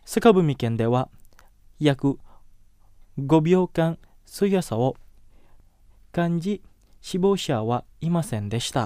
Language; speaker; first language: Japanese; non-native, fluent; Indonesian